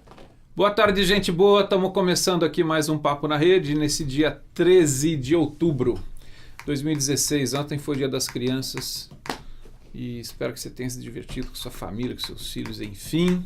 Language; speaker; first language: Portuguese; native; Portuguese